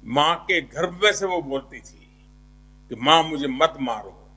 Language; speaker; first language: Hindi; non-native, local second language; Gujarati